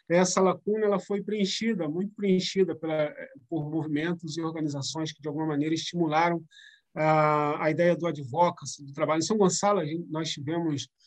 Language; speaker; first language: Portuguese; native; Portuguese